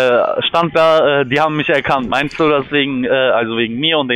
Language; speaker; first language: German; native; German